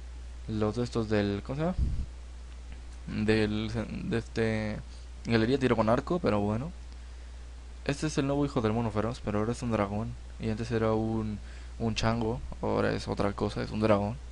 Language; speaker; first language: Spanish; native; Spanish